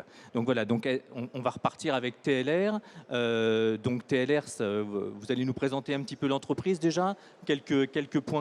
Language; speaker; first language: French; native; French